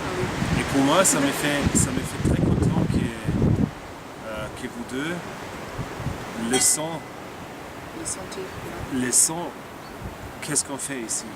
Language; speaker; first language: French; non-native, fluent; German